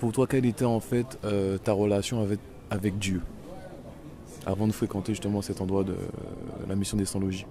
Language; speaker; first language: French; native; French